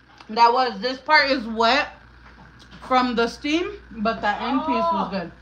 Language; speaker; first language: English; early bilingual, other home language; Spanish